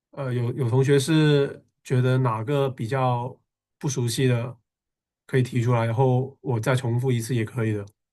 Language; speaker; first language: Chinese; native; Chinese